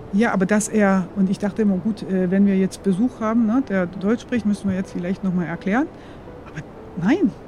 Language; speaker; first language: German; non-native, local second language; Upper Sorbian